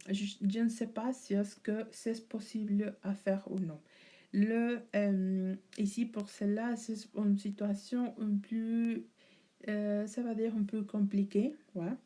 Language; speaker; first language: French; non-native, learner; Spanish